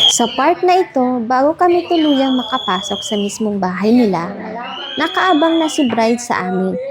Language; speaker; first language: Filipino; native; Filipino